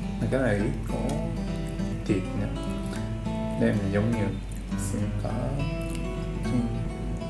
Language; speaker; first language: Vietnamese; non-native, learner; Japanese